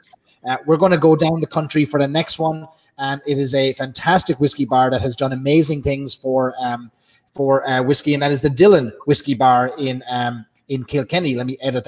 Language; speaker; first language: English; native; English